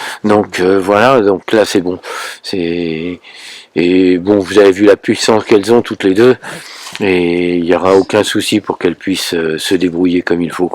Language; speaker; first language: French; native; French